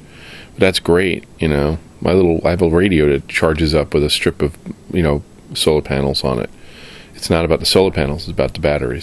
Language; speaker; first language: English; native; English